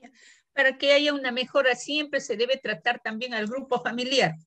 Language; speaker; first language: Spanish; native; Spanish